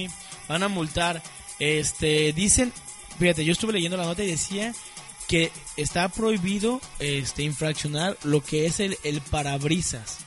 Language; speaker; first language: Spanish; native; Spanish